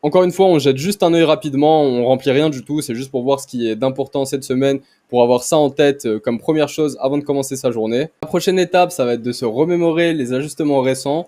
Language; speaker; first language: French; native; French